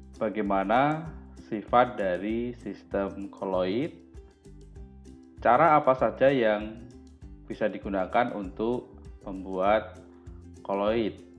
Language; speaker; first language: Indonesian; native; Indonesian